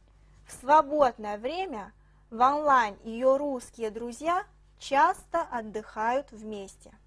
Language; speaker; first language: Russian; non-native, fluent; Chinese